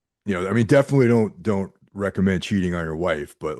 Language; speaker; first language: English; native; English